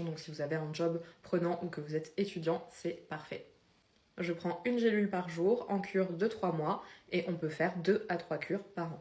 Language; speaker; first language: French; native; French